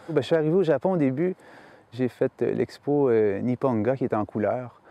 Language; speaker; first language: French; native; French